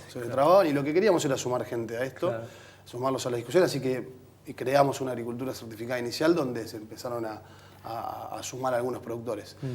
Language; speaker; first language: Spanish; native; Spanish